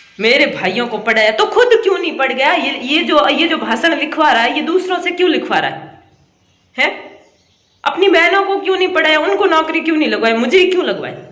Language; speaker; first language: Hindi; native; Hindi